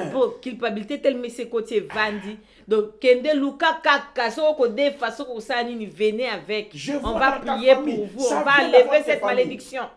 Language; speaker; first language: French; non-native, local second language; Lingala